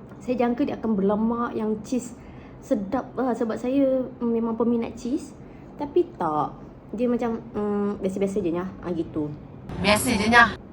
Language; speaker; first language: Malay; native; Malay